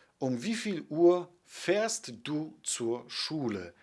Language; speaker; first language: German; non-native, fluent; Polish